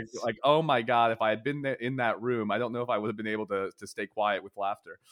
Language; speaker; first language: English; native; English